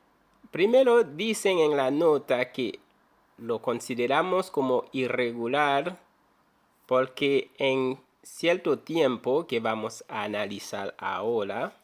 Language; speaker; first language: Spanish; non-native, fluent; Haitian Creole